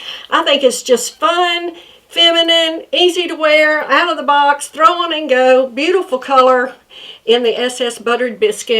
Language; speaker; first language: English; native; English